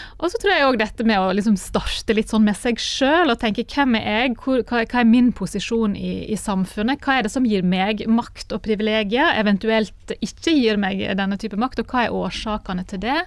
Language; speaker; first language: Norwegian; native; Norwegian